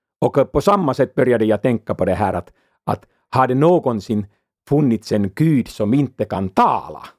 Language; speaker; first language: Swedish; non-native, fluent; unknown